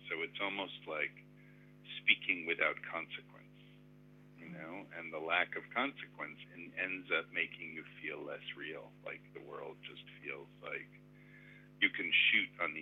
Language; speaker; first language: English; native; English